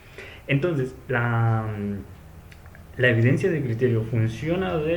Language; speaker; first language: Spanish; native; Spanish